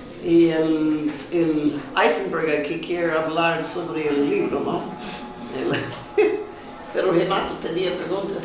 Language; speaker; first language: Spanish; non-native, fluent; Portuguese